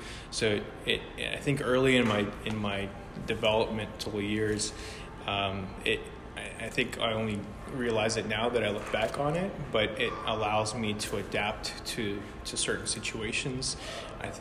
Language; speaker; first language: English; early bilingual, other home language; Ukrainian